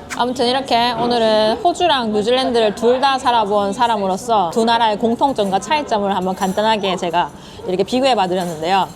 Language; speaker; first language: Korean; native; Korean